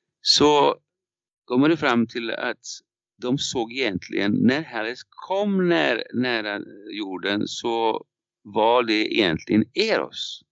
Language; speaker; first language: Swedish; non-native, fluent; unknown